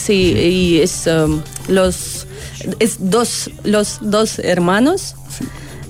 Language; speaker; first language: Spanish; non-native, learner; Russian